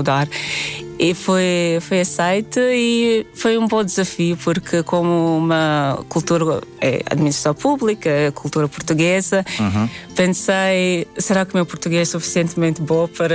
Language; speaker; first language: Portuguese; non-native, fluent; Latvian